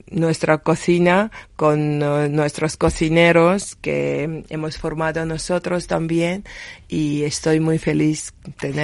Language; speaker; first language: Spanish; non-native, learner; Georgian